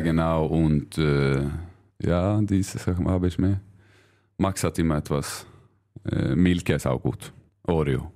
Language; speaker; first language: German; non-native, learner; Swedish